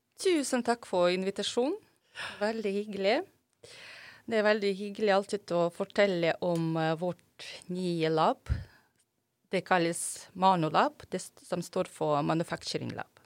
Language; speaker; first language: Norwegian; non-native, fluent; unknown